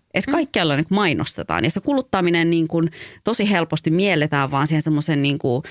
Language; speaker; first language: Finnish; early bilingual, other home language; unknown